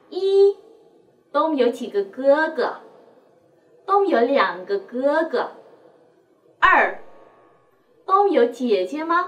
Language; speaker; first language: Chinese; non-native, fluent; Vietnamese